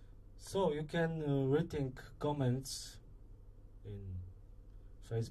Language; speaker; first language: English; non-native, learner; Bulgarian